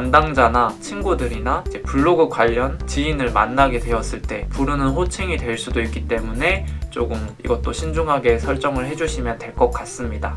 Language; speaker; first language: Korean; native; Korean